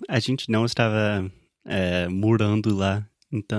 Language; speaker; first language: Portuguese; non-native, fluent; English